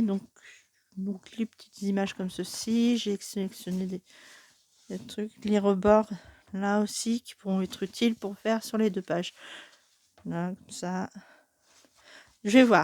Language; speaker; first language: French; native; French